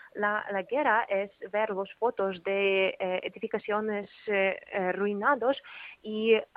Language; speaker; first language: Spanish; non-native, learner; Ukrainian